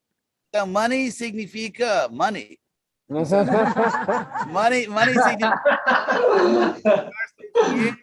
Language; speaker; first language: Portuguese; non-native, fluent; English